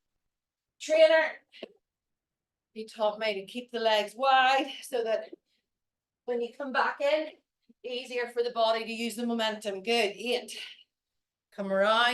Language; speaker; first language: English; native; English